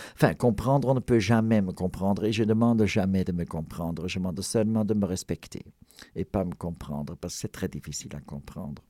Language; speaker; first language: French; non-native, fluent; Dutch